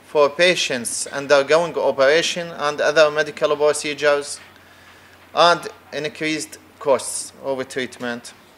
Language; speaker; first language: English; non-native, fluent; Arabic